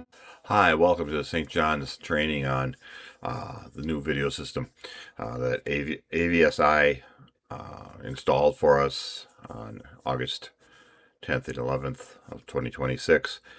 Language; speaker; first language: English; native; English